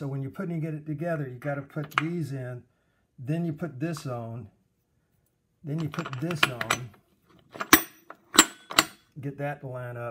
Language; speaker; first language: English; native; English